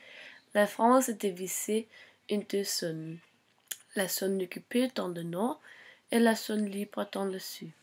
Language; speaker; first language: French; non-native, learner; Norwegian